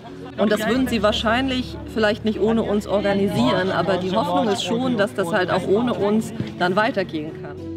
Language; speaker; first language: German; native; German